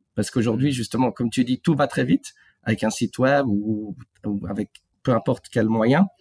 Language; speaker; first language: French; native; French